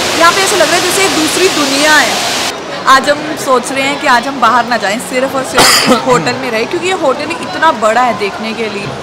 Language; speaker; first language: Hindi; native; Hindi